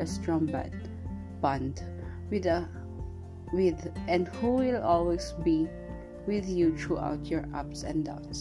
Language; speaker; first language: English; non-native, local second language; Filipino